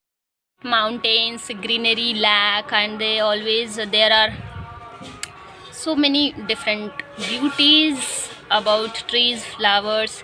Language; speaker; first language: English; non-native, learner; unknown